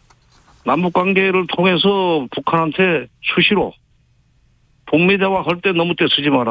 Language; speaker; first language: Korean; native; Korean